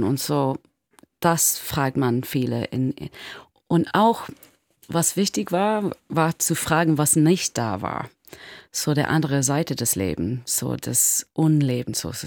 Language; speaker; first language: German; non-native, learner; English